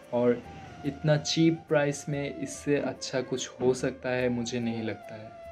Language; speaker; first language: Hindi; non-native, local second language; Bangla